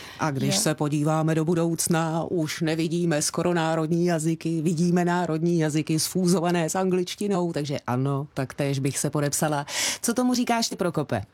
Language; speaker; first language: Czech; native; Czech